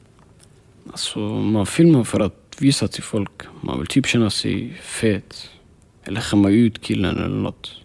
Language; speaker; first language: Swedish; early bilingual, other home language; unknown